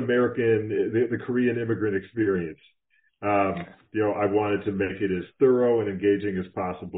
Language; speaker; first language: English; native; English